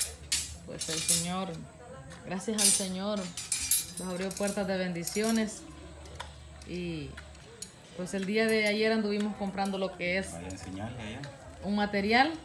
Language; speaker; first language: Spanish; native; Spanish